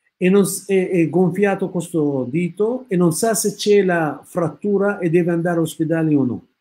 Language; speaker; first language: Italian; non-native, fluent; Arabic